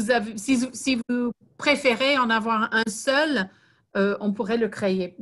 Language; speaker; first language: French; non-native, fluent; English